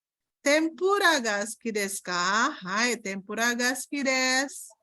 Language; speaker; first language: Japanese; non-native, fluent; Indonesian